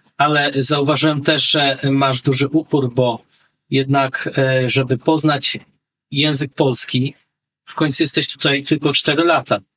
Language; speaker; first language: Polish; native; Polish